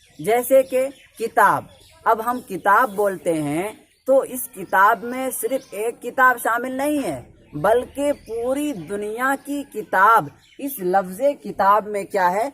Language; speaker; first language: Urdu; native; Urdu